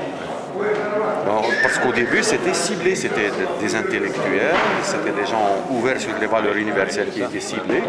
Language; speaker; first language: French; non-native, local second language; Arabic